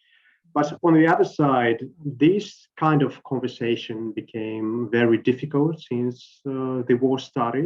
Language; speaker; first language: English; non-native, fluent; Russian